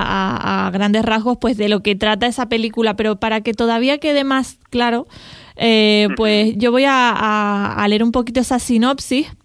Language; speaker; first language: Spanish; native; Spanish